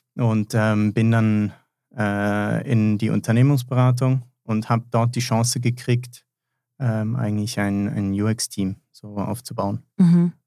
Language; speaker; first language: German; native; German